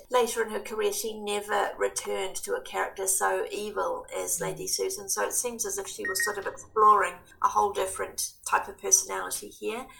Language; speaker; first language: English; native; English